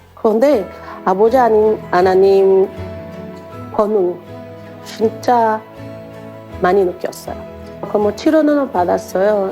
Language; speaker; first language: Korean; non-native, learner; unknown